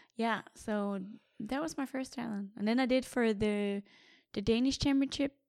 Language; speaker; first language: English; non-native, fluent; Danish